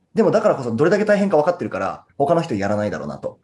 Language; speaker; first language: Japanese; native; Japanese